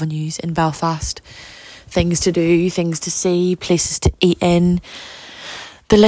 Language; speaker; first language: English; native; English